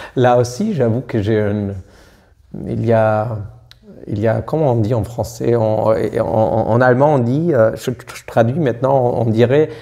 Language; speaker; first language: French; non-native, fluent; German